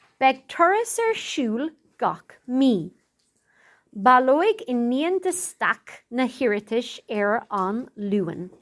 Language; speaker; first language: Irish; non-native, local second language; English